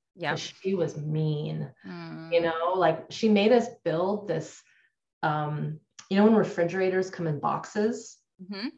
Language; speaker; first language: English; native; English